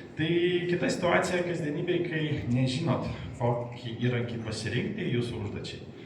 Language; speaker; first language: Lithuanian; non-native, local second language; Polish